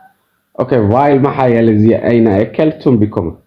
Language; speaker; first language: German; non-native, learner; Somali